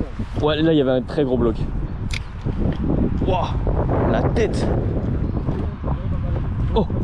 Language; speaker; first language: French; native; French